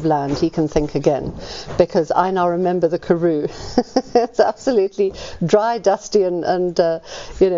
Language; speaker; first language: English; native; English